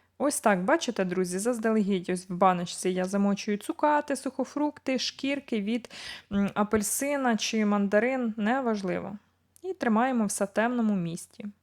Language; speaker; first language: Ukrainian; native; Ukrainian